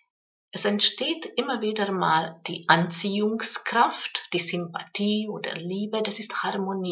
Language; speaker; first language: German; non-native, fluent; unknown